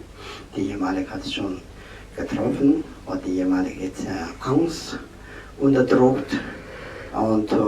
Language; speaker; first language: German; non-native, learner; Tibetan